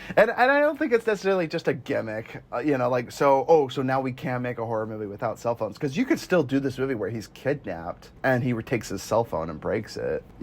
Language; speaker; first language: English; native; English